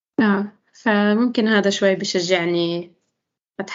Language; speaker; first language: Arabic; non-native, learner; English